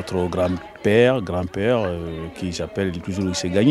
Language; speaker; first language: French; non-native, local second language; Soninke